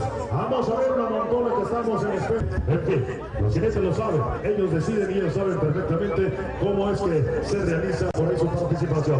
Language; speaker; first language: Spanish; native; Spanish